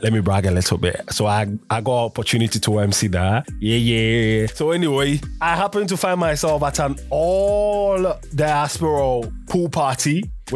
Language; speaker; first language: English; non-native, local second language; Akan